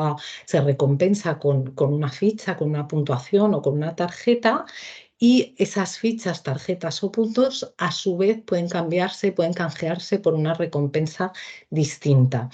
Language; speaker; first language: Spanish; native; Spanish